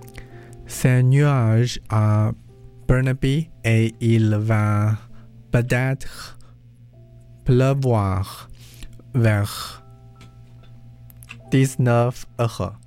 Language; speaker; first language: French; non-native, learner; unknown